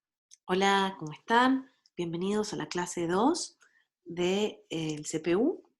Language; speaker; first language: Spanish; native; Spanish